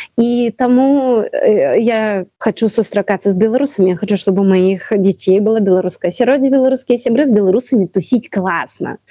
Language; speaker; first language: Belarusian; non-native, local second language; Russian